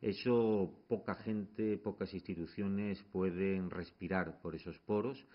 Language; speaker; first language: Spanish; native; Spanish